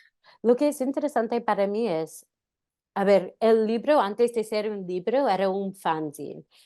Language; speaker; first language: Spanish; non-native, fluent; English